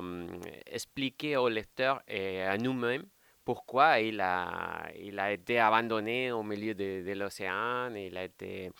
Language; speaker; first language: French; non-native, fluent; Spanish